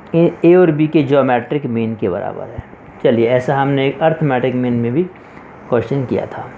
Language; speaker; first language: Hindi; native; Hindi